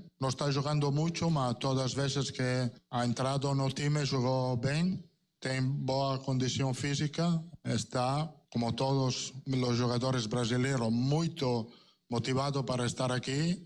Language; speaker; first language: Portuguese; non-native, fluent; Spanish